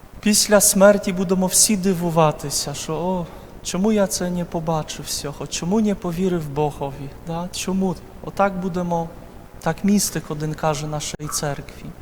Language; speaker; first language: Ukrainian; non-native, fluent; Polish